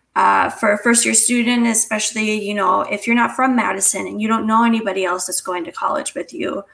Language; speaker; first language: English; native; English